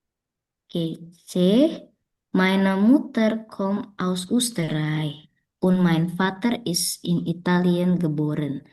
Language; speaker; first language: German; non-native, learner; Indonesian